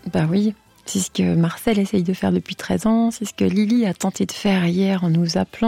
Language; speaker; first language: French; native; French